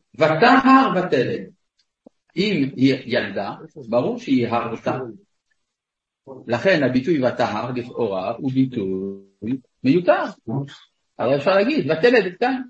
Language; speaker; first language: Hebrew; non-native, fluent; French